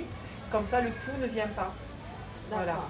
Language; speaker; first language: French; native; French